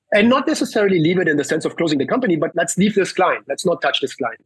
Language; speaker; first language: English; early bilingual, other home language; Spanish